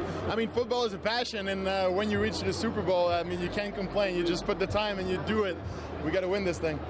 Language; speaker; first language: English; non-native, fluent; French